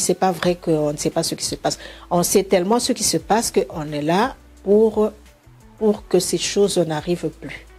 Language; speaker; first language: French; non-native, local second language; Bemba